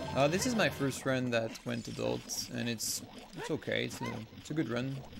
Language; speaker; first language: English; non-native, fluent; French